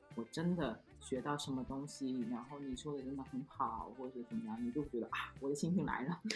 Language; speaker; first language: Chinese; non-native, local second language; Cantonese